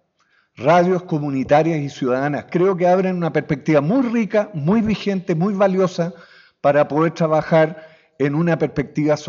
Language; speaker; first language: Spanish; native; Spanish